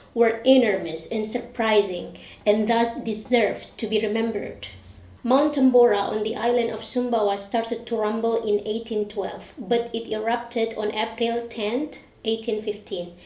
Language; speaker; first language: English; non-native, fluent; Indonesian